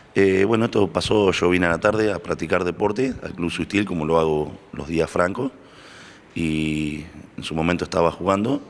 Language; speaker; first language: Spanish; native; Spanish